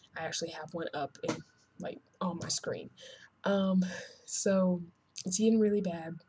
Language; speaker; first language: English; native; English